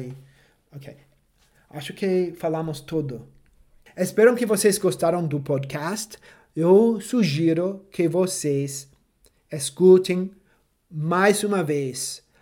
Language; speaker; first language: Portuguese; non-native, fluent; English